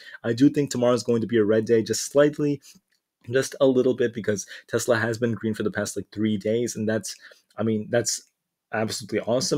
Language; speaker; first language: English; native; English